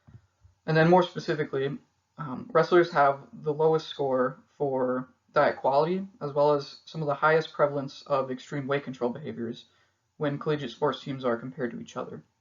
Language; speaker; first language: English; native; English